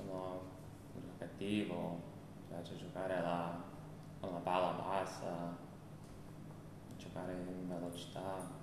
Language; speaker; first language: Italian; non-native, learner; Lithuanian